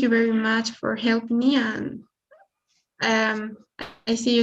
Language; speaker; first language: English; non-native, learner; Spanish